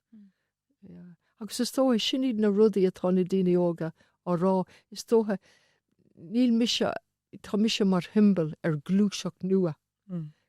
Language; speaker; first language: Irish; non-native, local second language; English